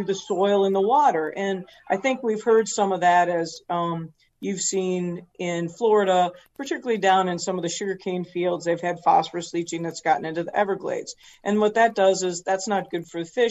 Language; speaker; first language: English; native; English